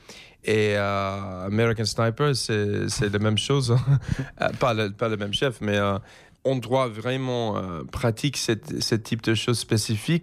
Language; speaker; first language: French; non-native, learner; English